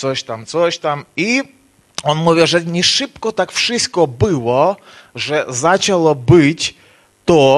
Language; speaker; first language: Polish; non-native, learner; Ukrainian